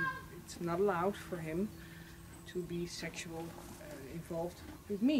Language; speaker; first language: English; non-native, fluent; Dutch